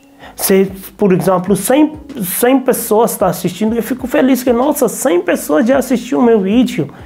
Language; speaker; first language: Portuguese; non-native, learner; Hindi